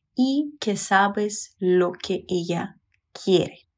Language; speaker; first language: Spanish; non-native, fluent; Russian